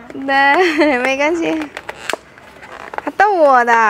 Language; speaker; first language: Chinese; non-native, fluent; Indonesian